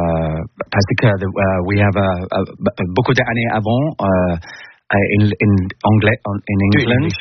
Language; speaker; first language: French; non-native, learner; English